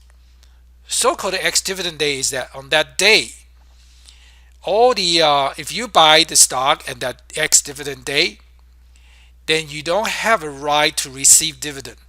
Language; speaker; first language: English; non-native, fluent; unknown